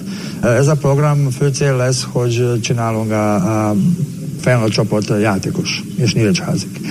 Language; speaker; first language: Hungarian; non-native, learner; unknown